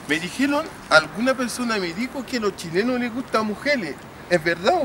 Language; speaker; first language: Spanish; non-native, learner; Haitian Creole